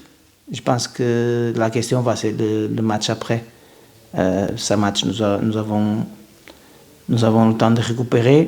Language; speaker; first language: French; non-native, fluent; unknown